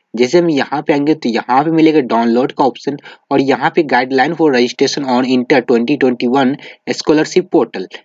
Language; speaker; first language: Hindi; native; Hindi